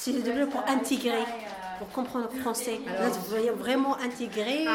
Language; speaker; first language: French; non-native, learner; Arabic